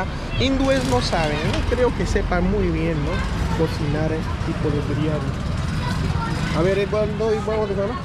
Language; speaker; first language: Spanish; non-native, fluent; Hindi